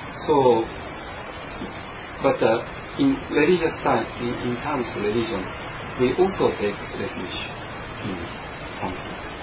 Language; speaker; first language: English; non-native, fluent; Japanese